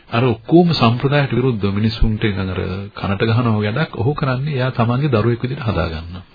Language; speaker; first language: Sinhala; native; Sinhala